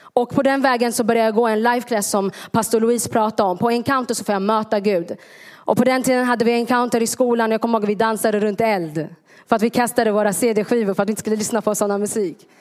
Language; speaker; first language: Swedish; early bilingual, other home language; Tigrinya